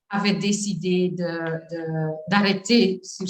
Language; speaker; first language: French; non-native, learner; Dutch